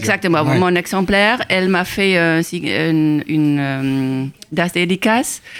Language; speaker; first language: French; non-native, fluent; German